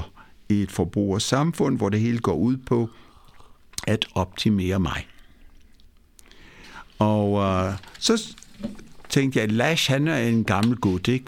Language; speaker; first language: Danish; early bilingual, other home language; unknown